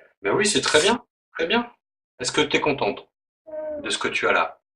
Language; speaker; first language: French; native; French